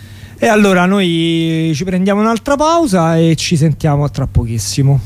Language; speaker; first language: Italian; native; Italian